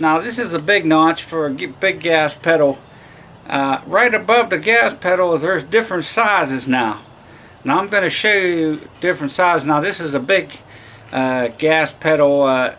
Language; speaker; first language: English; native; English